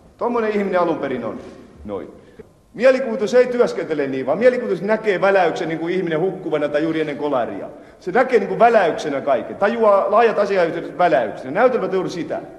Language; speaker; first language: Finnish; native; Finnish